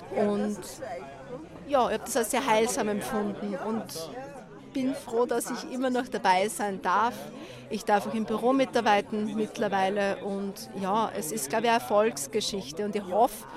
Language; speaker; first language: German; native; German